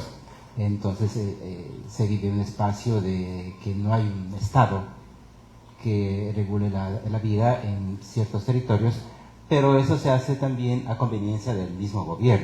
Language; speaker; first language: Spanish; native; Spanish